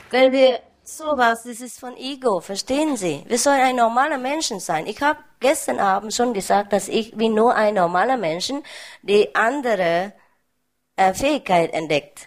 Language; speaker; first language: German; non-native, learner; Vietnamese